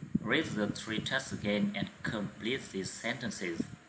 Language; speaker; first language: English; non-native, fluent; Vietnamese